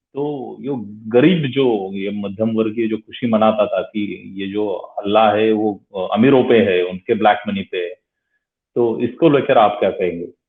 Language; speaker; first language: Hindi; non-native, local second language; Marathi